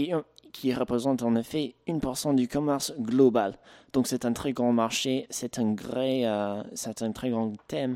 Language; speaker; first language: French; native; French